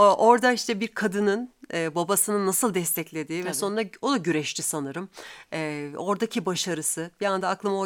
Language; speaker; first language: Turkish; native; Turkish